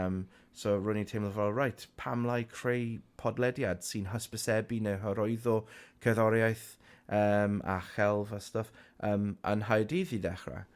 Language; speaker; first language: Welsh; non-native, local second language; English